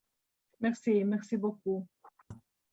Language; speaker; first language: French; non-native, fluent; Italian